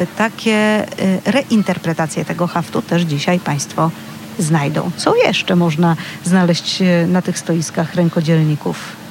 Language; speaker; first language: Polish; native; Polish